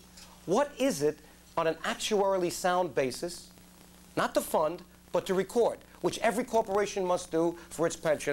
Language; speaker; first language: English; native; English